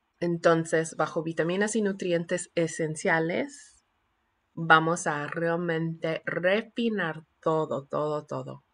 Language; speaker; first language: Spanish; non-native, fluent; English